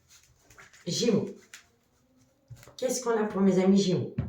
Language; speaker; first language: French; native; French